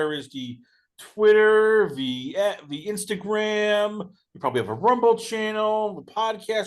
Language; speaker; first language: English; native; English